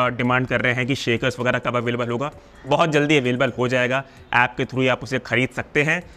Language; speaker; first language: Hindi; non-native, local second language; Punjabi